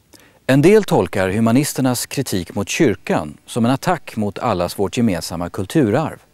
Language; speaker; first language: Swedish; native; Swedish